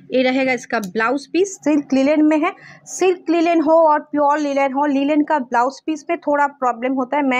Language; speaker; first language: Hindi; non-native, local second language; Bangla